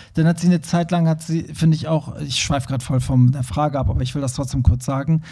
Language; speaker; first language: German; early bilingual, other home language; Persian